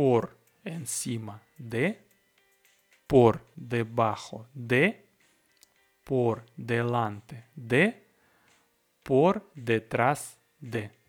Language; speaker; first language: Spanish; non-native, learner; Russian